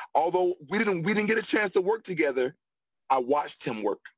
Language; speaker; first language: English; native; English